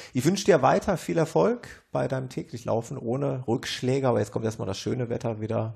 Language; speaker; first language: German; native; German